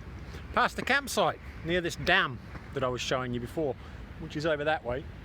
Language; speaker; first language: English; native; English